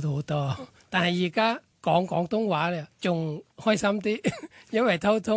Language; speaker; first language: Cantonese; non-native, learner; Thai